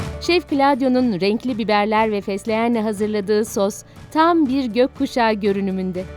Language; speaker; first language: Turkish; native; Turkish